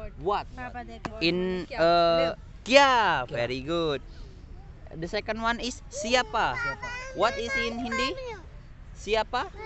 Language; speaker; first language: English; non-native, learner; Indonesian